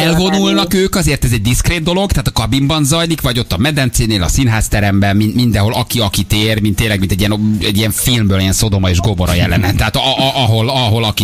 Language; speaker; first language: Hungarian; native; Hungarian